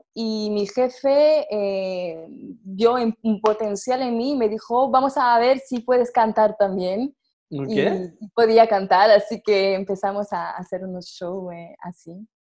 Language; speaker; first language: Spanish; non-native, fluent; French